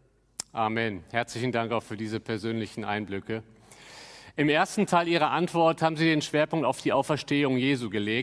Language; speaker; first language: German; native; German